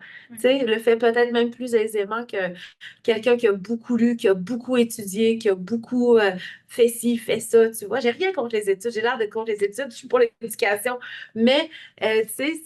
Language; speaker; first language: French; native; French